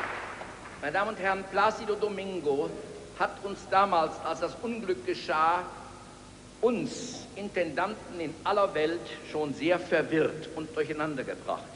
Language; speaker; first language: German; native; German